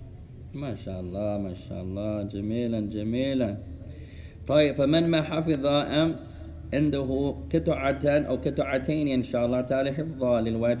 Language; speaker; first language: Arabic; non-native, fluent; English